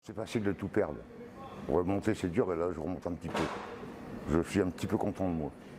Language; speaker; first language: French; native; French